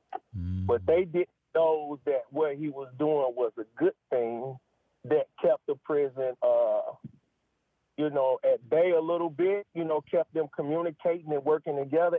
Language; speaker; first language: English; native; English